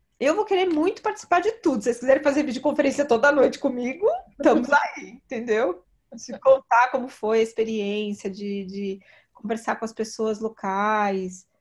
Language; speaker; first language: Portuguese; native; Portuguese